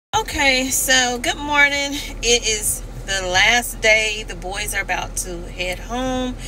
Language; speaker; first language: English; native; English